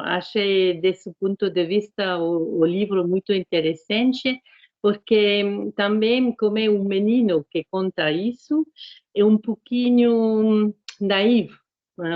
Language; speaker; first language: Portuguese; non-native, fluent; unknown